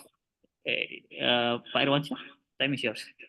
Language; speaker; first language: English; non-native, learner; Indonesian